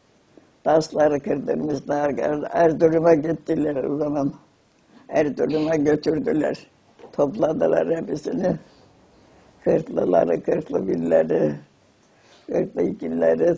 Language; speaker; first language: Turkish; non-native, local second language; Armenian